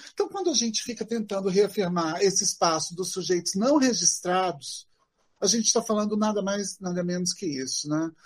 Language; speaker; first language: Portuguese; native; Portuguese